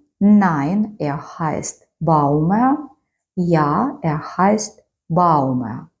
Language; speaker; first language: German; non-native, fluent; Ukrainian